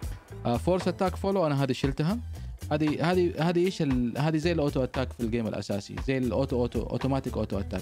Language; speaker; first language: Arabic; native; Arabic